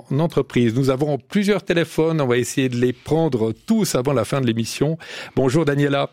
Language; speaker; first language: French; native; French